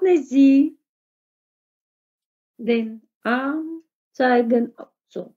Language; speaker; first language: German; non-native, fluent; Russian